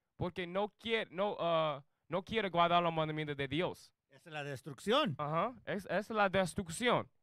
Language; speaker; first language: Spanish; non-native, learner; English